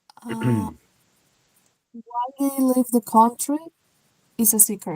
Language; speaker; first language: English; non-native, learner; Spanish